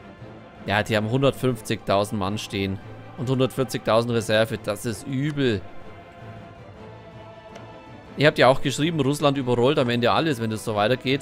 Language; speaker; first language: German; native; German